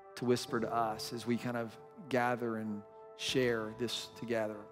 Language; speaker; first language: English; native; English